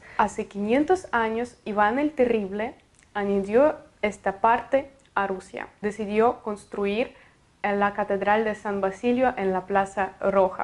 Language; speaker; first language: Spanish; non-native, fluent; Russian